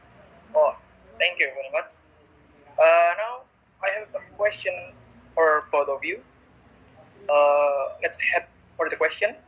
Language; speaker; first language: English; non-native, learner; Indonesian